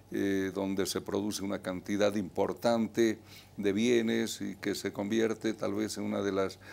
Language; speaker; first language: Spanish; native; Spanish